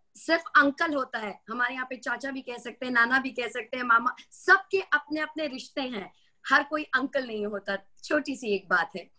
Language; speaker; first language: Hindi; native; Hindi